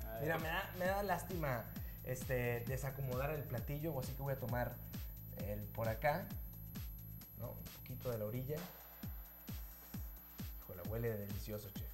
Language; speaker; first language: Spanish; native; Spanish